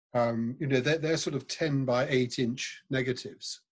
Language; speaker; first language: English; native; English